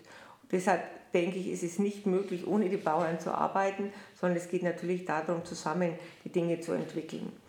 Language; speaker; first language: German; native; German